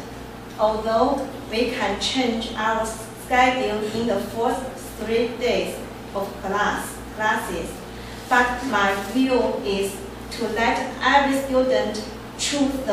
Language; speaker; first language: English; non-native, learner; Chinese